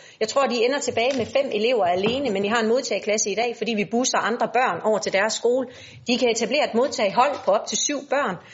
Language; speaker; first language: Danish; native; Danish